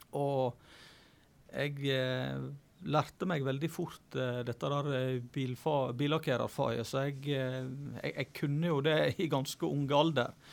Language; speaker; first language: Norwegian; native; Norwegian